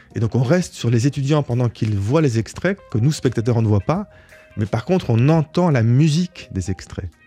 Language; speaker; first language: French; native; French